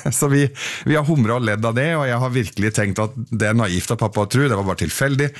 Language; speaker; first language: Norwegian; early bilingual, other home language; Arabic